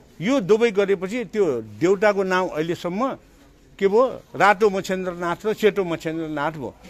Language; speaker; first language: Nepali; non-native, local second language; Newari